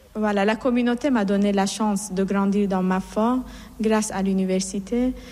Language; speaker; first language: French; non-native, fluent; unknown